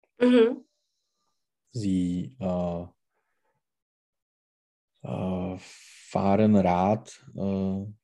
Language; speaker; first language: German; non-native, learner; Czech